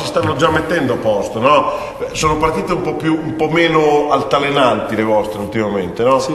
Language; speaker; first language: Italian; native; Italian